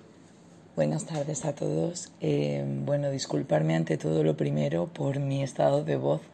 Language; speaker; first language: Spanish; native; Spanish